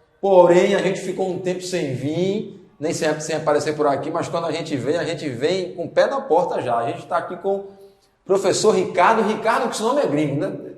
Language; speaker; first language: Portuguese; native; Portuguese